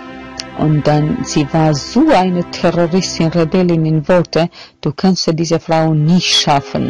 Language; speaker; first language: German; non-native, fluent; Albanian